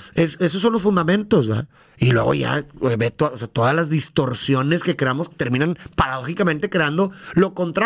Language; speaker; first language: Spanish; native; Spanish